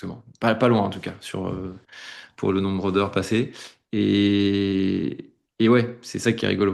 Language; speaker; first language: French; native; French